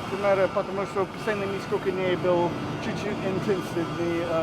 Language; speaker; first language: Russian; non-native, learner; English